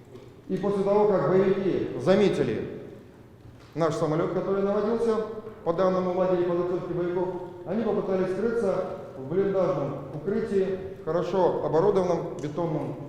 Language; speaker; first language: Russian; native; Russian